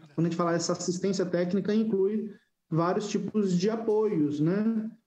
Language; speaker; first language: Portuguese; native; Portuguese